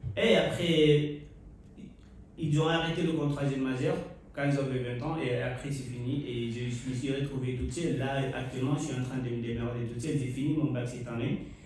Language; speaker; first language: French; non-native, local second language; Fula